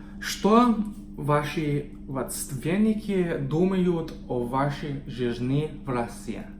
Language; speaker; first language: Russian; non-native, fluent; English